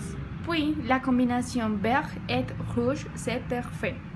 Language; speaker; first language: French; non-native, learner; Spanish